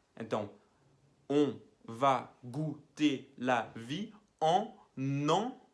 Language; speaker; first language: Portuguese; non-native, fluent; French